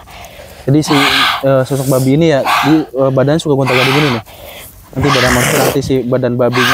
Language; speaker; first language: Indonesian; non-native, local second language; Sundanese